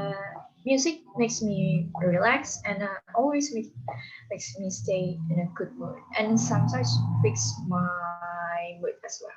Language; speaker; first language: English; non-native, learner; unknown